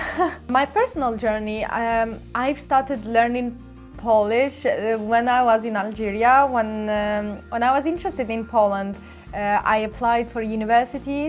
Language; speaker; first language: English; non-native, local second language; Arabic